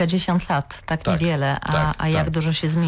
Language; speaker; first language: Polish; native; Polish